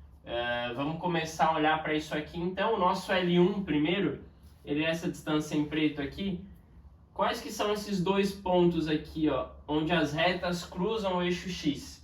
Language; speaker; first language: Portuguese; native; Portuguese